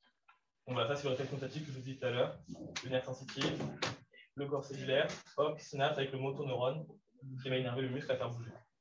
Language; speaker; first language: French; native; French